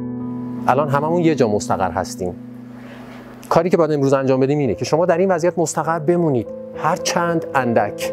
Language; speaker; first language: Persian; native; Persian